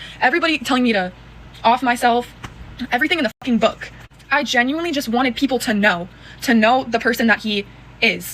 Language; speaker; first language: English; native; English